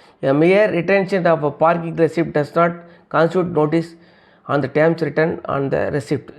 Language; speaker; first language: English; non-native, local second language; Tamil